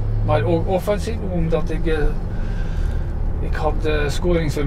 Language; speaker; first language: Dutch; non-native, fluent; Norwegian